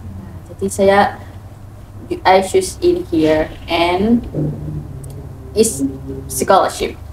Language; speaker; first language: English; non-native, learner; Thai